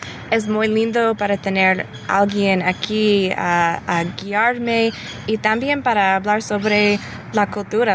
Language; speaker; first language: Spanish; early bilingual, heritage; English